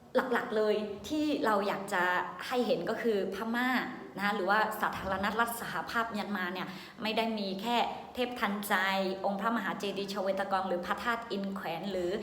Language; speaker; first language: Thai; non-native, fluent; Burmese